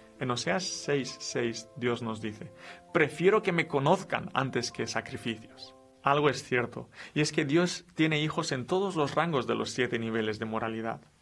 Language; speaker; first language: Spanish; non-native, fluent; Romanian